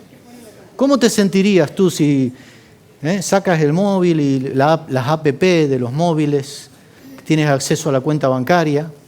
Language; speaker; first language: Spanish; native; Spanish